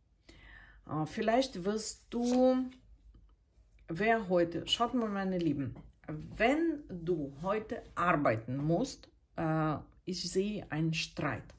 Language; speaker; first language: German; non-native, fluent; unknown